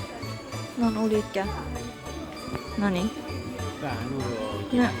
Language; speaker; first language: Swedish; non-native, learner; Japanese